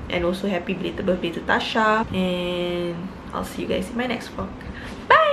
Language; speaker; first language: English; non-native, local second language; Malay